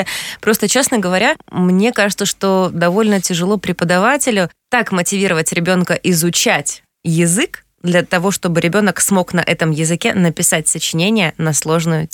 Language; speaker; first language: Russian; native; Russian